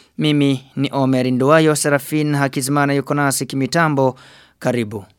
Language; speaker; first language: Swahili; non-native, local second language; Rundi